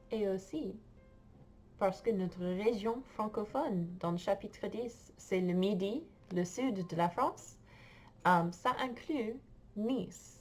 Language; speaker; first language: French; non-native, fluent; English